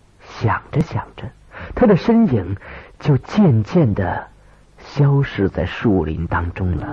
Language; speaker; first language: Chinese; native; Chinese